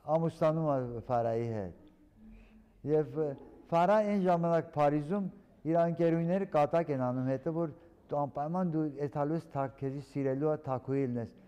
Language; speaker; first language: Armenian; early bilingual, heritage; Armenian